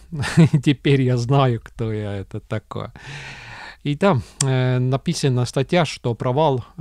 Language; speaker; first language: Russian; non-native, local second language; Estonian